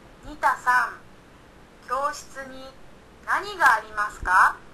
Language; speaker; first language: Japanese; non-native, learner; Indonesian